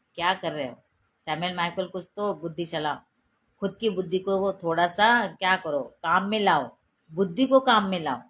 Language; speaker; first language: Hindi; non-native, local second language; Marathi